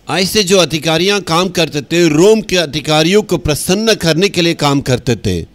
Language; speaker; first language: Hindi; non-native, local second language; Tamil